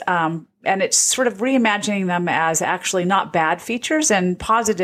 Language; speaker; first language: English; native; English